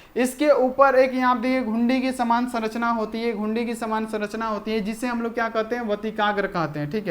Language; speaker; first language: Hindi; native; Hindi